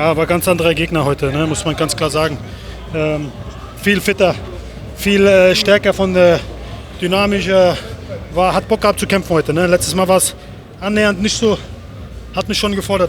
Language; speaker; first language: German; native; German